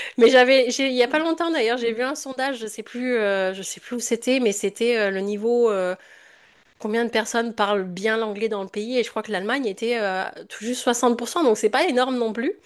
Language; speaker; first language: French; native; French